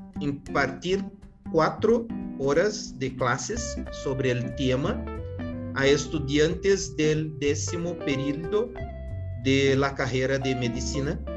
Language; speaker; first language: Spanish; non-native, learner; Portuguese